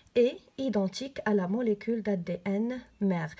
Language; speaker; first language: French; non-native, local second language; Arabic